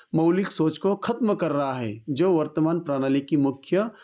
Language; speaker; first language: Hindi; non-native, local second language; Marathi